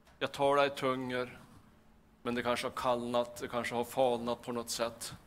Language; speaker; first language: Swedish; native; Swedish